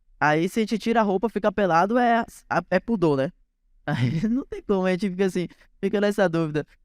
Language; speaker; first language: Portuguese; native; Portuguese